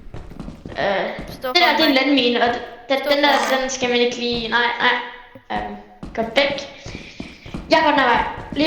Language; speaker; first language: Danish; native; Danish